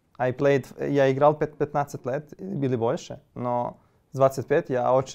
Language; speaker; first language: Russian; non-native, learner; Serbian